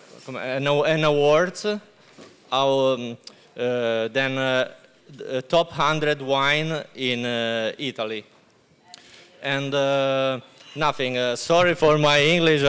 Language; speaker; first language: English; non-native, learner; Italian